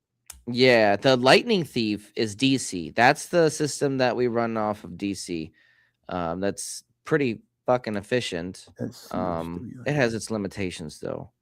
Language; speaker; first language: English; native; English